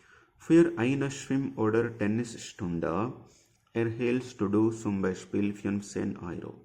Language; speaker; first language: German; non-native, fluent; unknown